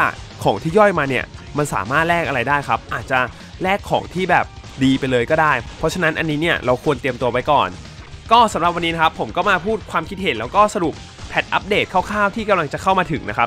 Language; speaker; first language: Thai; native; Thai